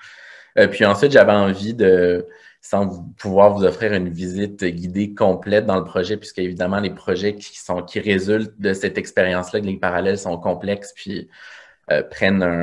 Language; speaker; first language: French; native; French